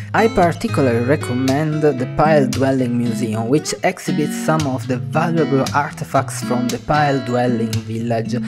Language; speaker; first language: English; non-native, fluent; Italian